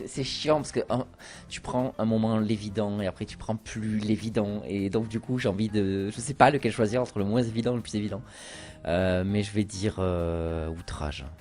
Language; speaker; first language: French; native; French